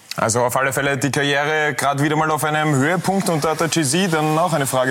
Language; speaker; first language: German; native; German